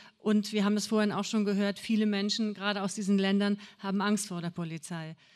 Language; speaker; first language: German; native; German